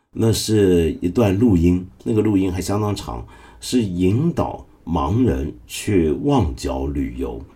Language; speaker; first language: Chinese; non-native, local second language; Cantonese